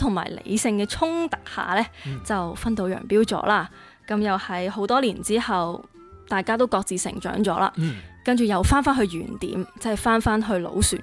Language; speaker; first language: Cantonese; native; Cantonese